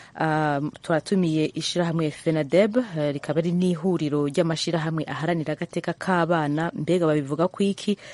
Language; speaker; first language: Rundi; native; Rundi